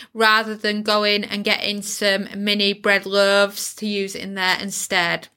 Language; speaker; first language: English; native; English